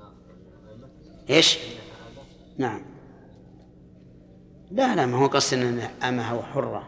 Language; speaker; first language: Arabic; native; Arabic